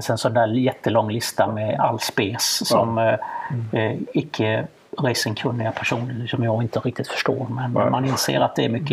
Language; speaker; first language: Swedish; native; Swedish